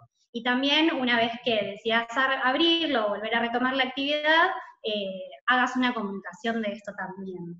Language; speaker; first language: Spanish; native; Spanish